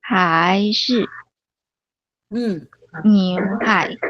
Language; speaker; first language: Chinese; non-native, learner; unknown